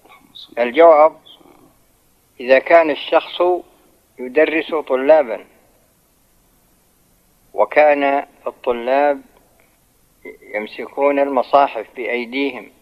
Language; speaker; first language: Arabic; native; Arabic